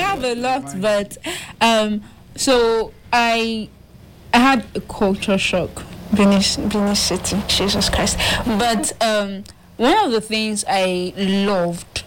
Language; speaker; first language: English; non-native, local second language; Igbo